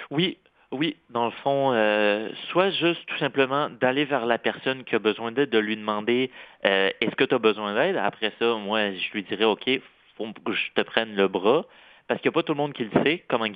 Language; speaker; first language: French; native; French